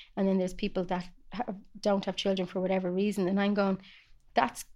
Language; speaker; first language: English; native; English